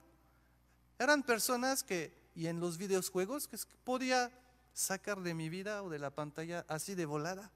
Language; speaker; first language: Spanish; non-native, fluent; French